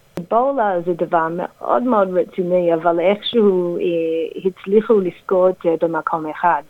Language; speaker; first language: Hebrew; non-native, fluent; English